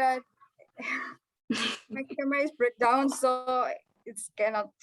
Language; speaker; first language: English; non-native, learner; Indonesian